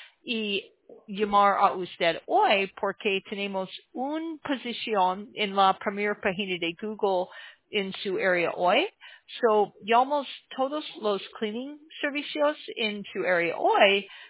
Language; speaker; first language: Spanish; non-native, learner; English